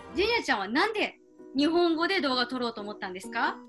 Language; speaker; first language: Japanese; native; Japanese